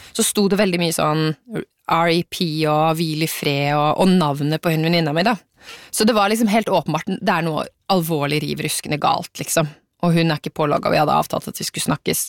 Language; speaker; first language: Norwegian; native; Norwegian